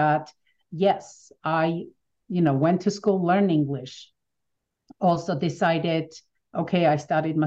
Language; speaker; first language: English; non-native, fluent; Armenian